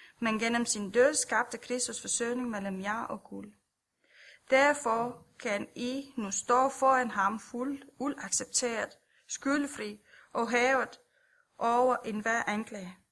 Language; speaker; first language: Danish; non-native, fluent; Romanian